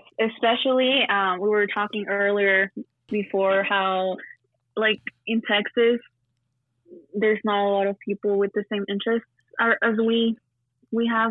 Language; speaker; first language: English; non-native, fluent; Spanish